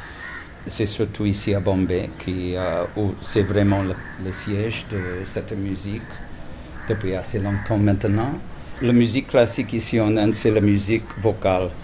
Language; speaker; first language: French; non-native, fluent; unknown